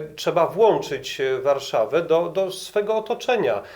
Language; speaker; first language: Polish; native; Polish